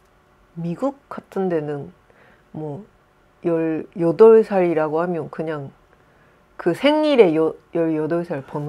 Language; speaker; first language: Korean; non-native, fluent; Japanese